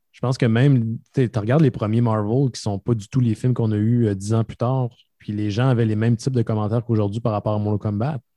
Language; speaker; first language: French; native; French